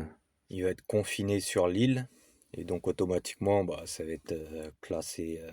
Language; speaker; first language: French; native; French